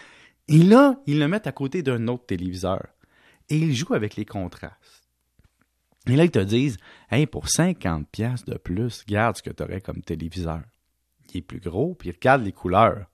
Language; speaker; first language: French; native; French